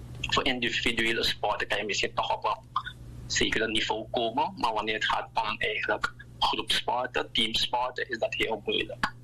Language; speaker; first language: Dutch; native; Dutch